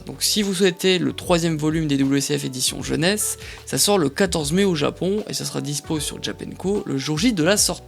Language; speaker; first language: French; native; French